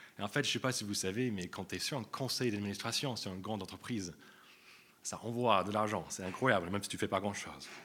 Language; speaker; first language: French; non-native, fluent; English